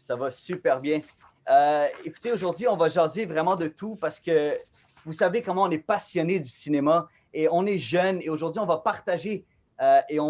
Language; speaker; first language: French; native; French